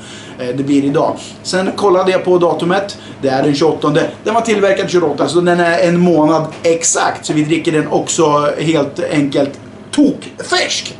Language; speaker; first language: Swedish; native; Swedish